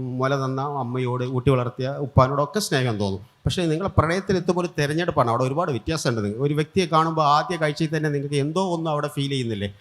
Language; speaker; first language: Malayalam; native; Malayalam